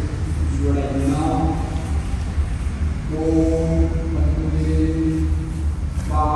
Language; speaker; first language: Vietnamese; non-native, learner; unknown